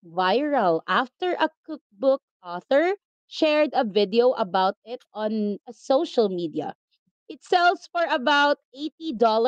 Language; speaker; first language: English; non-native, local second language; Filipino